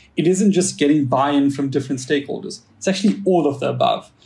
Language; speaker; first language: English; native; English